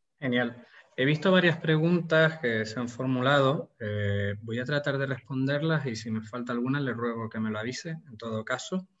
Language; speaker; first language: Spanish; native; Spanish